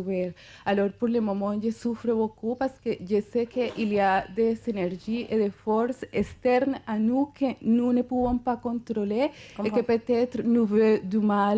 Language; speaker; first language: French; non-native, fluent; Spanish